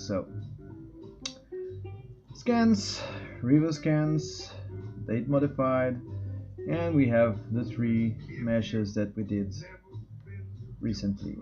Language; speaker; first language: English; non-native, fluent; Portuguese